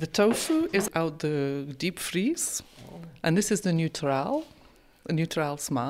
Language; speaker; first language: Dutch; non-native, learner; English